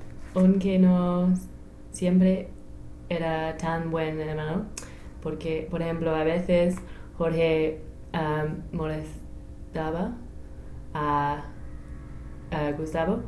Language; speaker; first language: Spanish; non-native, learner; English